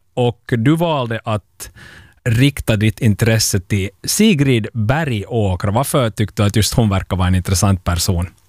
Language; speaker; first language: Swedish; native; Swedish